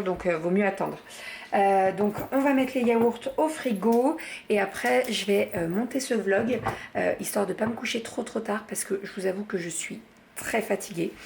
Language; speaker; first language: French; native; French